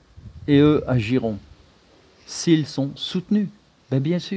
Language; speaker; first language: French; native; French